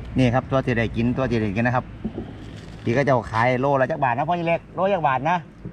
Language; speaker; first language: Thai; native; Thai